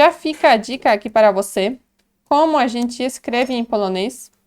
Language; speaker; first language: Portuguese; non-native, fluent; Polish